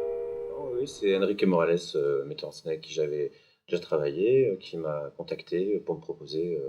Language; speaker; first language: French; native; French